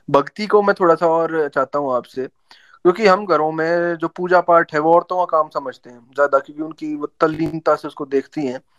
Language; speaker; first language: Hindi; native; Hindi